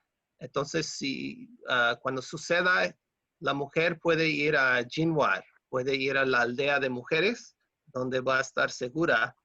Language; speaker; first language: Spanish; non-native, fluent; English